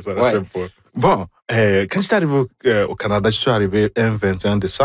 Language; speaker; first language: French; non-native, fluent; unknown